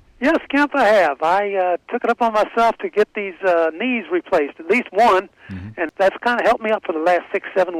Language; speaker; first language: English; native; English